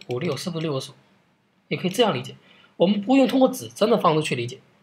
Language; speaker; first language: Chinese; native; Chinese